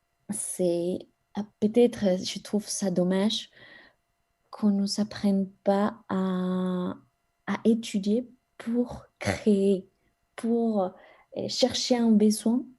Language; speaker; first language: French; non-native, fluent; Spanish